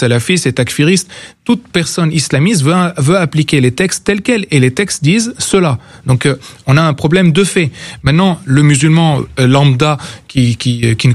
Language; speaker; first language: French; non-native, local second language; Arabic